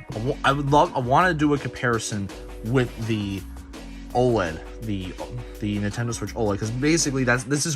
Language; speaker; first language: English; native; English